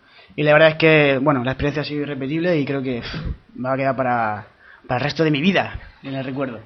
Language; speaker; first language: Spanish; native; Spanish